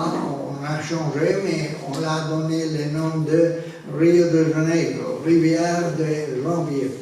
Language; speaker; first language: French; non-native, fluent; Spanish